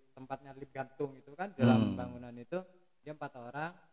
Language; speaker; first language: Indonesian; non-native, local second language; Madurese